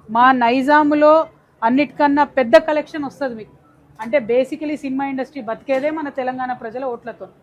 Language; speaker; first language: Telugu; native; Telugu